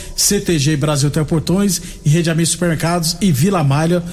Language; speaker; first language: Portuguese; native; Portuguese